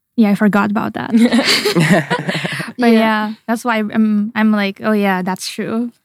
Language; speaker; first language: English; non-native, fluent; Indonesian